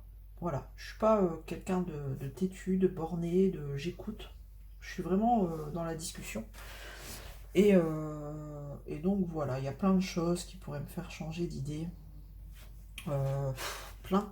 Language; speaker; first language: French; native; French